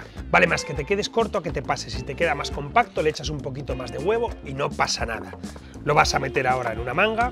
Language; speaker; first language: Spanish; native; Spanish